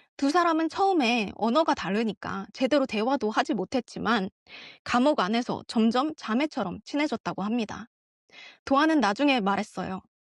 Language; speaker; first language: Korean; early bilingual, heritage; Korean